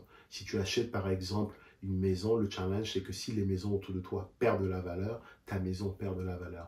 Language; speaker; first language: French; native; French